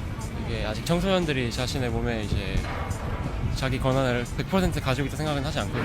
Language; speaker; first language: Korean; native; Korean